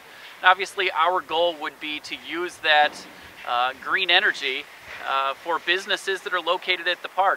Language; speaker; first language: English; native; English